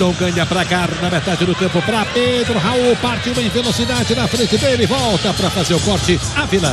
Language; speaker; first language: Portuguese; native; Portuguese